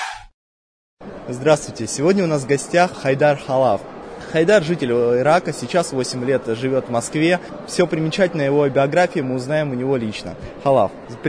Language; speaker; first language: Russian; native; Russian